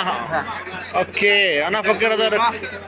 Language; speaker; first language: Arabic; non-native, learner; Urdu